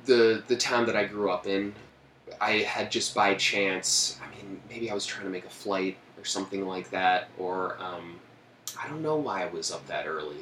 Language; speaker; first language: English; native; English